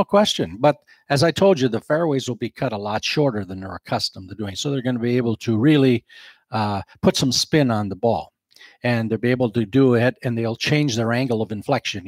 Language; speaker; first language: English; native; English